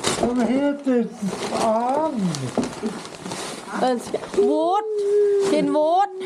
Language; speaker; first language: Swedish; non-native, learner; Thai